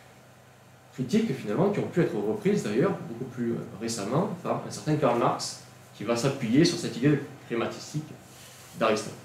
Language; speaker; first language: French; native; French